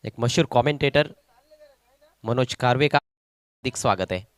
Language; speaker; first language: Hindi; non-native, local second language; Marathi